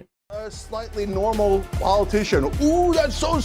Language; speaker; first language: English; native; English